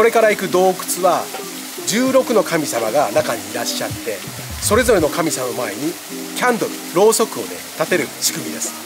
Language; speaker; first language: Japanese; native; Japanese